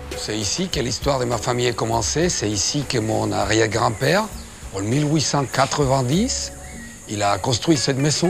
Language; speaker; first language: French; non-native, fluent; Spanish